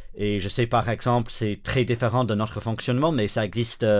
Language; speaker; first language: French; non-native, fluent; English